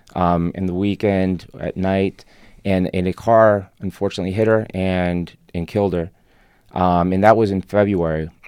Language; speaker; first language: English; non-native, fluent; Spanish